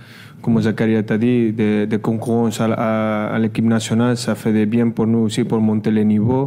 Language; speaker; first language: French; non-native, learner; Spanish